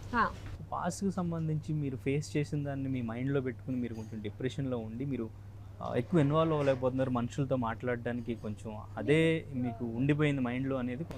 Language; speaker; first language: Telugu; native; Telugu